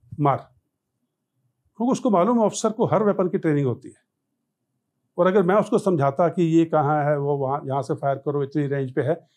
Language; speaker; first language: Hindi; non-native, local second language; Punjabi